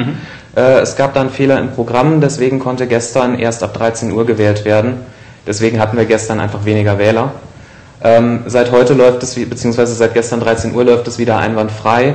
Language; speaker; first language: German; native; German